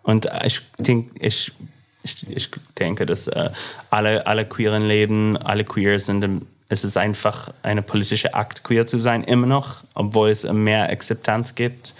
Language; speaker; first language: German; non-native, fluent; English